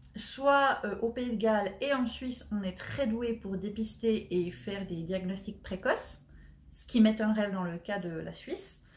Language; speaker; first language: French; native; French